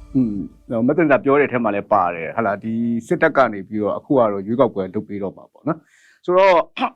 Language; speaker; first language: Burmese; native; Burmese